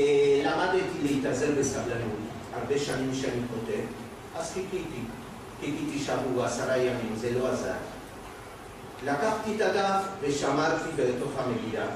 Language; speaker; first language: Hebrew; non-native, fluent; Spanish